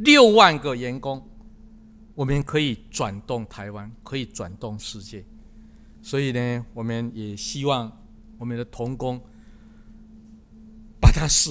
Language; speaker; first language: Chinese; non-native, local second language; Min Nan Chinese